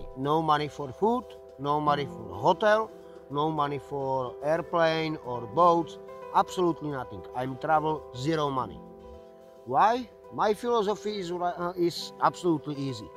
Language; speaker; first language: English; non-native, learner; Slovak